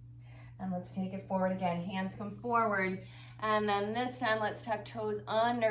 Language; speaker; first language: English; native; English